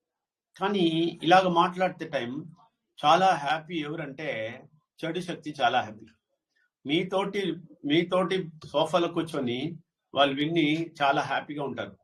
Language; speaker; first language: Telugu; non-native, learner; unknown